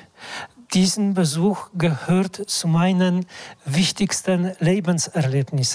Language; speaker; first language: German; non-native, fluent; Polish